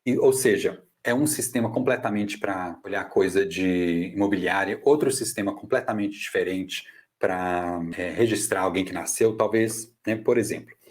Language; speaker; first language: Portuguese; non-native, fluent; English